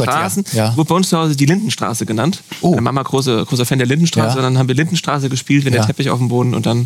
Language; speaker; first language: German; native; German